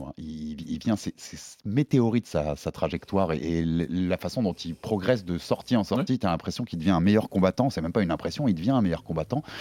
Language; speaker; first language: French; native; French